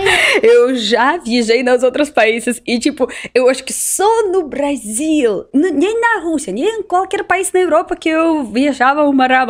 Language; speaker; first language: Portuguese; non-native, learner; Russian